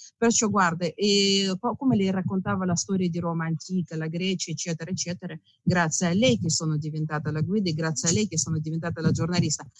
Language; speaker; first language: Italian; non-native, fluent; Russian